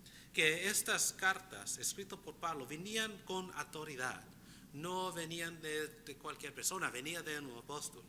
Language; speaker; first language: Spanish; non-native, fluent; English